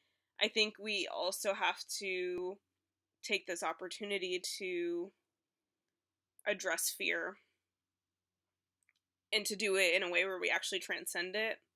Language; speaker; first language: English; native; English